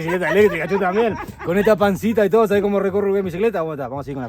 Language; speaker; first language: Spanish; native; Spanish